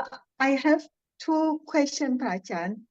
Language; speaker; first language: English; non-native, learner; Indonesian